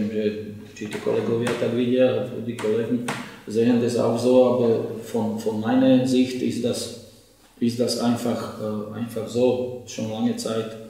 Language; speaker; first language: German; non-native, learner; Slovak